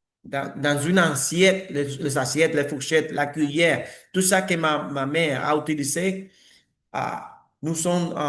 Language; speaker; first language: French; non-native, learner; Spanish